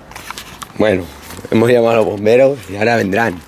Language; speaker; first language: Spanish; native; Spanish